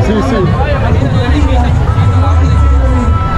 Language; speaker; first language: Spanish; non-native, learner; French